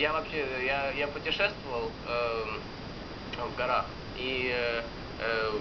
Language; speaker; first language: Russian; early bilingual, heritage; Russian